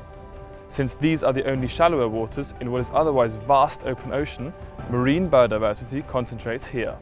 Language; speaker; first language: English; non-native, fluent; German